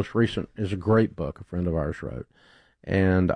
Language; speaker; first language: English; native; English